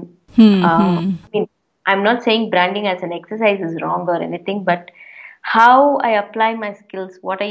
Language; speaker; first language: English; non-native, local second language; Tamil